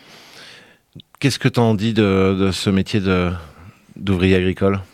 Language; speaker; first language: French; native; French